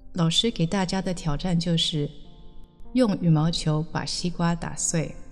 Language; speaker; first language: Chinese; early bilingual, heritage; Chinese